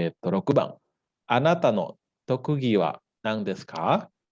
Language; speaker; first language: Japanese; non-native, fluent; Indonesian